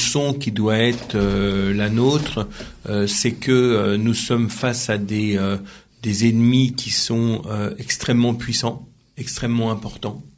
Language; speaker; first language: French; native; French